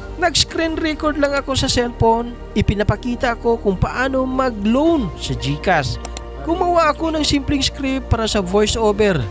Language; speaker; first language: Filipino; non-native, local second language; Cebuano